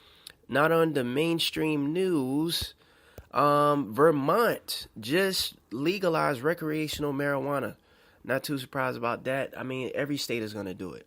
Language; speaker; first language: English; native; English